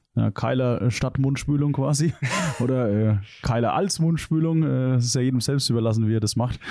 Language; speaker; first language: German; native; German